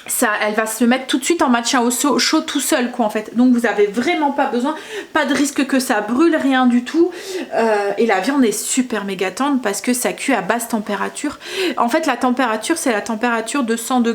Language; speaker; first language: French; native; French